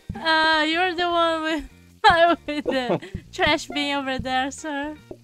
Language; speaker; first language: English; non-native, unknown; Portuguese